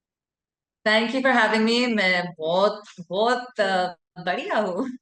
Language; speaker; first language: Hindi; non-native, local second language; English